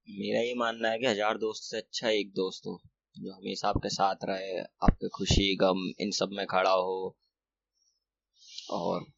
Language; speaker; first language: Hindi; native; Hindi